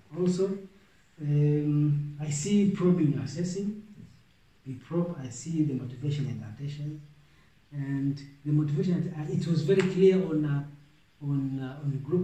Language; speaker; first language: English; non-native, local second language; Swahili